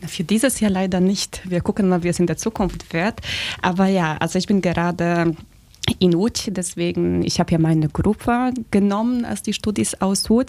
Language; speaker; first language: German; non-native, fluent; Polish